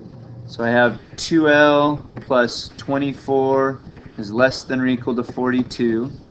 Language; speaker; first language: English; native; English